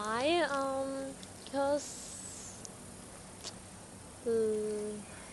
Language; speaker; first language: English; non-native, learner; Cantonese